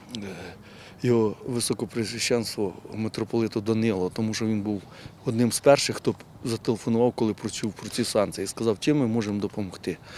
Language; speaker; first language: Ukrainian; native; Ukrainian